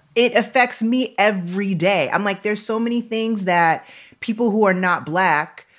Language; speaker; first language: English; native; English